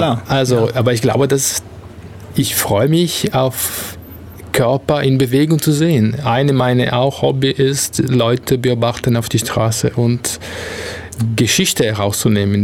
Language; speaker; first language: German; non-native, fluent; Italian